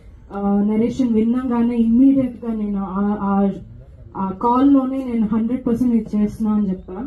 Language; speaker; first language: Telugu; non-native, fluent; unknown